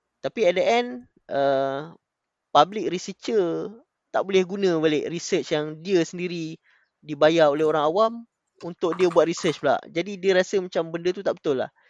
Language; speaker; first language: Malay; native; Malay